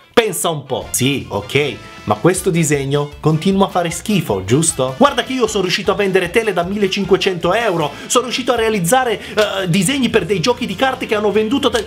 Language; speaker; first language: Italian; early bilingual, other home language; Macedonian